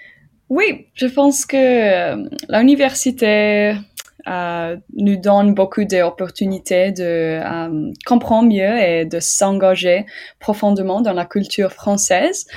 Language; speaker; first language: French; non-native, learner; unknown